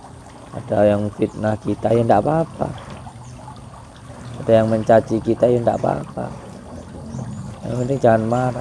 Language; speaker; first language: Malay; non-native, local second language; Javanese